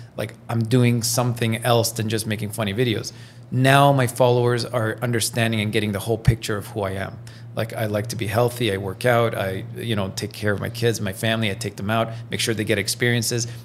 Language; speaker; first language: English; non-native, fluent; French